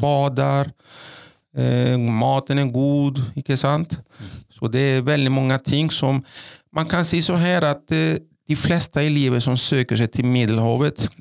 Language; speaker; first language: Norwegian; non-native, fluent; Greek